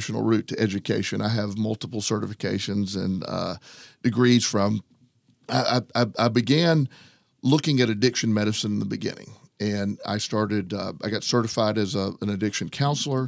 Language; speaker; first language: English; native; English